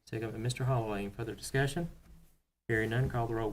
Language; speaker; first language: English; native; English